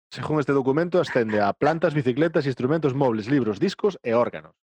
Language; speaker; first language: Spanish; non-native, local second language; Galician